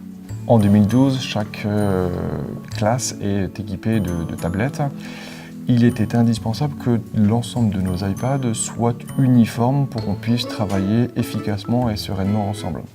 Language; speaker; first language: French; native; French